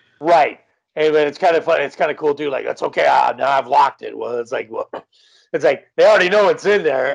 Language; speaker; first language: English; native; English